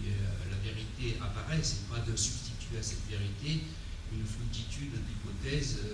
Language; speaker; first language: French; native; French